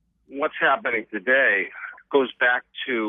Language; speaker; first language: English; native; English